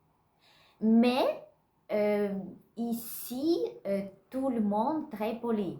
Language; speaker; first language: French; non-native, learner; Russian